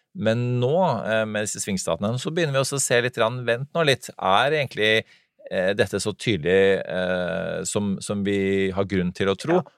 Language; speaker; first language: Norwegian; native; Norwegian